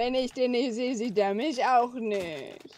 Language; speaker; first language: German; native; German